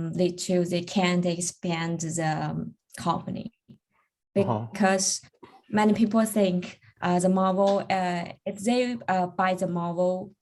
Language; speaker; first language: English; non-native, learner; Chinese